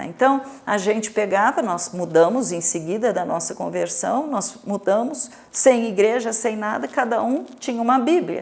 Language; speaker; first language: Portuguese; native; Portuguese